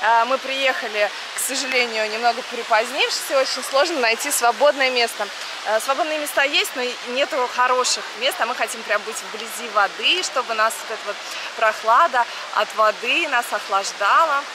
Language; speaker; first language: Russian; native; Russian